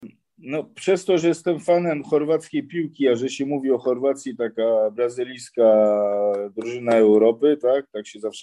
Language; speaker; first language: Polish; early bilingual, heritage; Polish